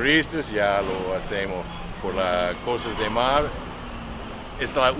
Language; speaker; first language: Spanish; non-native, learner; English